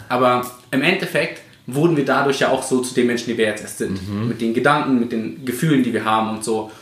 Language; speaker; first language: German; native; German